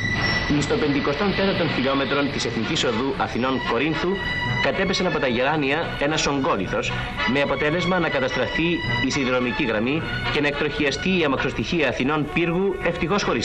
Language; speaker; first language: Greek; native; Greek